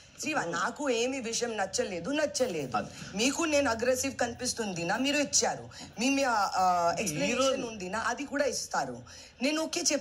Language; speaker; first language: Telugu; non-native, learner; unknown